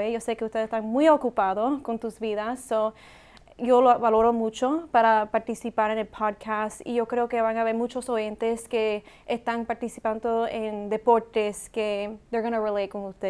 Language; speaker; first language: Spanish; non-native, learner; English